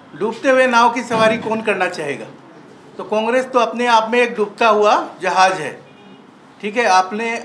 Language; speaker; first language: Hindi; non-native, local second language; Assamese